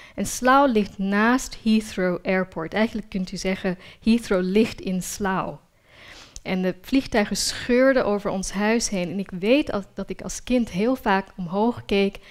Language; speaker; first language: Dutch; early bilingual, other home language; Urdu